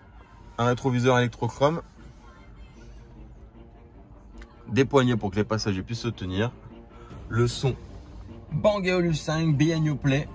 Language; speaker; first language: French; native; French